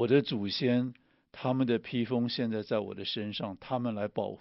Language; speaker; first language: Chinese; native; Chinese